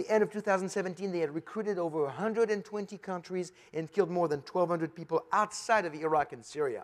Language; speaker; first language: English; non-native, fluent; French